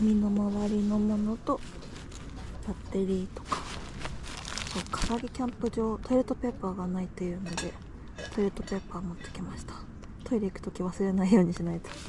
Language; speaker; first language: Japanese; native; Japanese